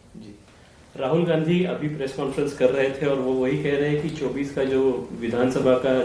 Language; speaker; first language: Hindi; non-native, local second language; Marathi